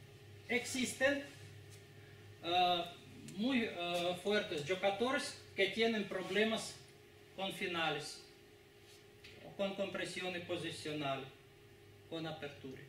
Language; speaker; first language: Spanish; non-native, fluent; Russian